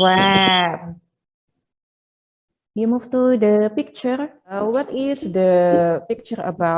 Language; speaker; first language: English; non-native, fluent; Indonesian